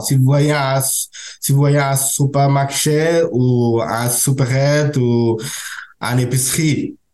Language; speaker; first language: French; non-native, learner; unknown